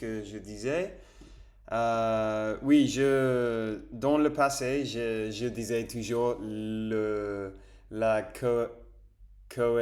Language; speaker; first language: French; non-native, fluent; Spanish